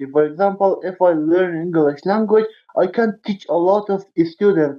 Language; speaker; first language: English; non-native, learner; Persian